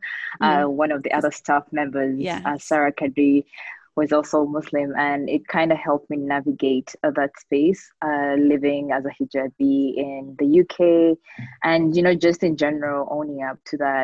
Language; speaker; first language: English; non-native, local second language; Ganda